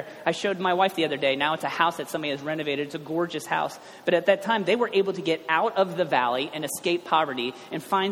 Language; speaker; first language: English; native; English